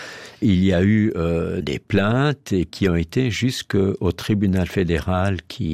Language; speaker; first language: French; native; French